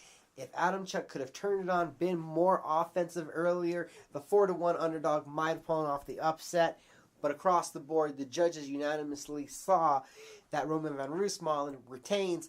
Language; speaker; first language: English; native; English